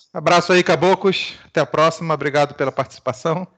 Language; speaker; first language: Portuguese; native; Portuguese